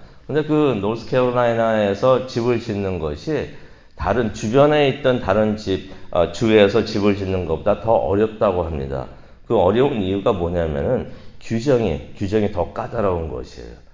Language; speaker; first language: Korean; native; Korean